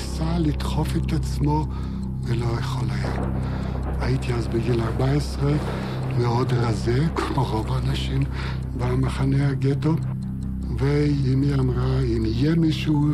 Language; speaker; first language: Hebrew; non-native, fluent; Yiddish